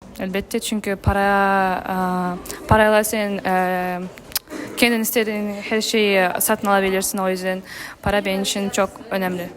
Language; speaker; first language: Turkish; non-native, learner; Uzbek